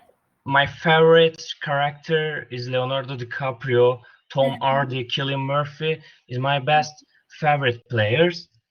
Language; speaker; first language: English; non-native, learner; Turkish